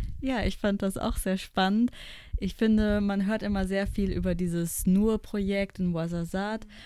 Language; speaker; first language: German; native; German